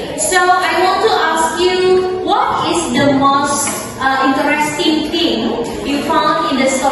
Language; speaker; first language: English; non-native, fluent; Indonesian